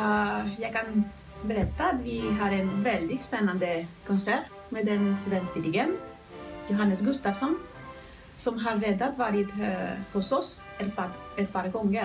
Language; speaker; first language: Swedish; non-native, fluent; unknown